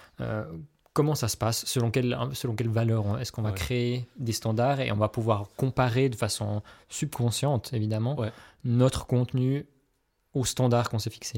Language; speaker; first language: French; native; French